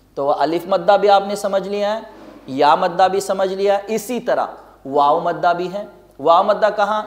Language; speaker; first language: Urdu; native; Urdu